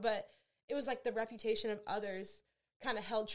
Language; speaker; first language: English; native; English